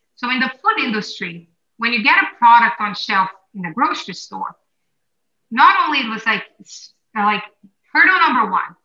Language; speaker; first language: English; non-native, fluent; Portuguese